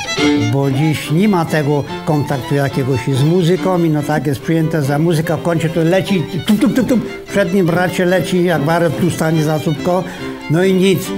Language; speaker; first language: Polish; native; Polish